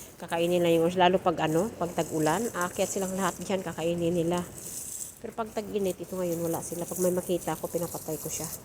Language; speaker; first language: Filipino; non-native, local second language; Cebuano